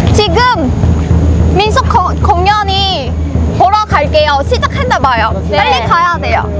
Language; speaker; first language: Korean; non-native, learner; Vietnamese